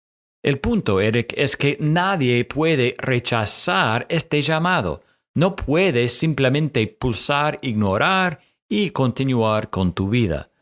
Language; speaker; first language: Spanish; non-native, fluent; English